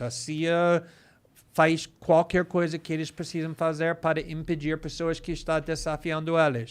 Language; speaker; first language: Portuguese; non-native, fluent; English